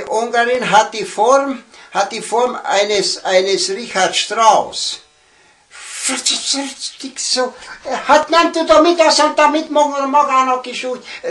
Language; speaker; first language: German; early bilingual, heritage; German